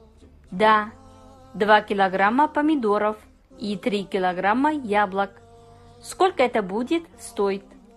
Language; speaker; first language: Russian; non-native, fluent; Kazakh